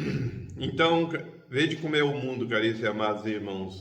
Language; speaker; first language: Portuguese; native; Portuguese